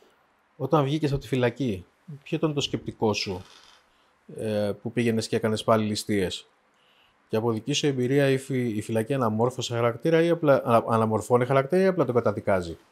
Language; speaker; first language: Greek; native; Greek